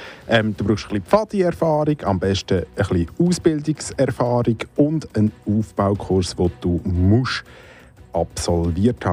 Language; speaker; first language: German; native; German